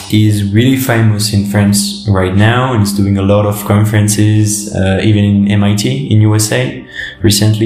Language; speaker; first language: English; non-native, fluent; French